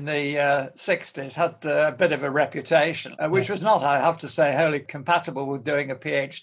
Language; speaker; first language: English; native; English